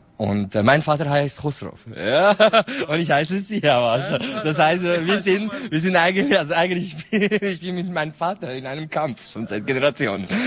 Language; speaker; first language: German; non-native, fluent; Kurdish